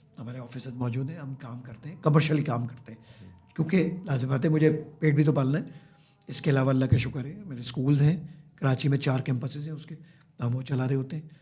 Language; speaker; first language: Urdu; native; Urdu